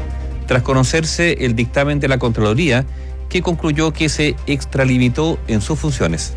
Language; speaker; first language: Spanish; native; Spanish